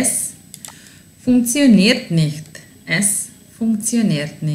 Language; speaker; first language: German; non-native, fluent; Serbian